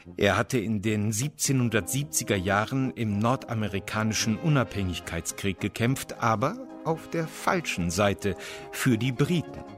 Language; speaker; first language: German; native; German